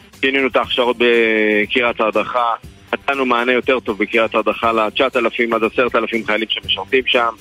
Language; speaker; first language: Hebrew; native; Hebrew